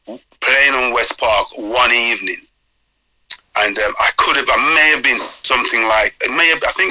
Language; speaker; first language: English; native; English